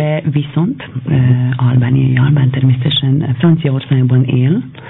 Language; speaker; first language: Hungarian; non-native, fluent; Albanian